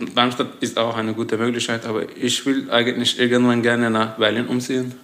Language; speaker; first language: German; non-native, fluent; Turkish